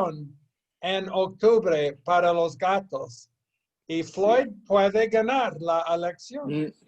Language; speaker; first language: Spanish; non-native, fluent; English